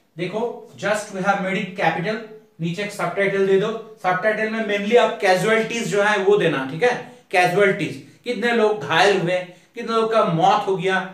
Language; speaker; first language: Hindi; non-native, local second language; Bangla